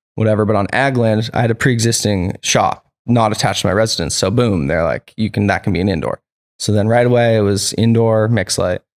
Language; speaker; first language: English; native; English